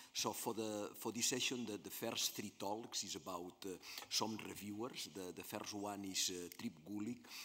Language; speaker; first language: English; non-native, fluent; Spanish